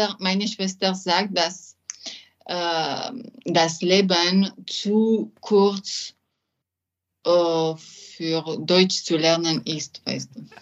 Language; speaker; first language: German; non-native, learner; French